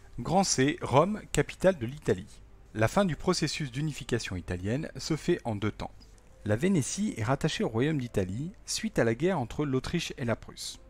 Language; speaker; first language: French; native; French